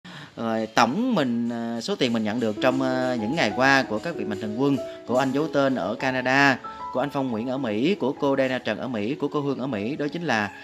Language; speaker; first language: Vietnamese; native; Vietnamese